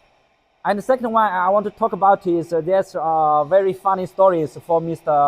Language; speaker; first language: English; non-native, learner; Chinese